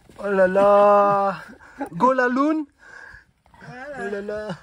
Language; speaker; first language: French; native; French